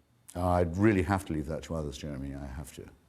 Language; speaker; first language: English; native; English